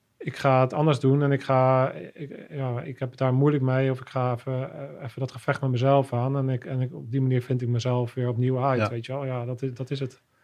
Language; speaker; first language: Dutch; native; Dutch